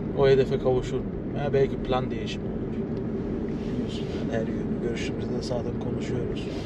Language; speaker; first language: Turkish; early bilingual, heritage; Turkish